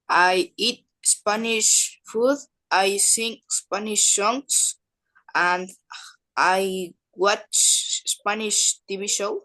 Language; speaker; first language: English; non-native, learner; Spanish